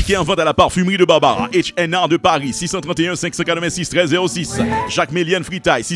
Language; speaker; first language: French; non-native, local second language; Haitian Creole